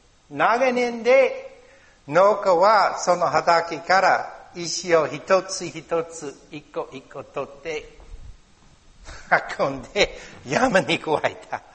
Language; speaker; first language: Japanese; non-native, learner; English